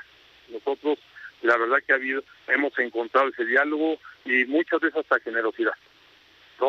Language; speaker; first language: Spanish; native; Spanish